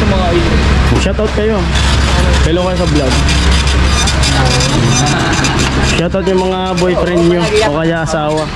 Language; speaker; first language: Filipino; non-native, local second language; Bikol